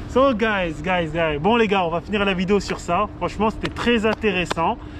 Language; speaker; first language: French; native; French